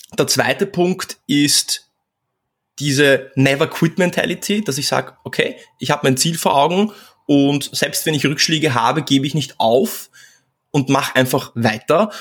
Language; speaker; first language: German; early bilingual, other home language; Czech